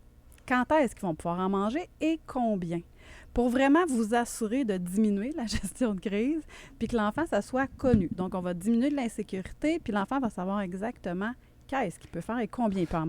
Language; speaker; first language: French; native; French